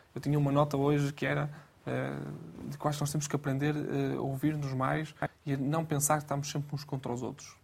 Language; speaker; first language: Portuguese; native; Portuguese